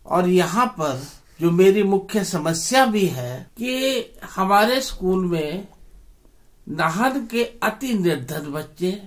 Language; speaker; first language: Hindi; native; Hindi